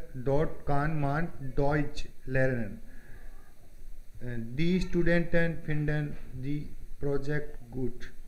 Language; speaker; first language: German; non-native, learner; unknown